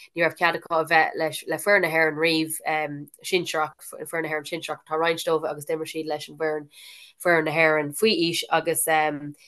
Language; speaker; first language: Irish; non-native, local second language; English